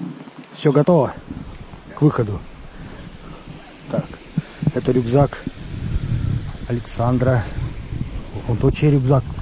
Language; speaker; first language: Russian; native; Russian